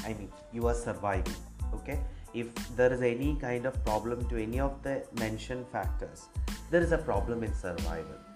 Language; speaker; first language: English; non-native, local second language; Malayalam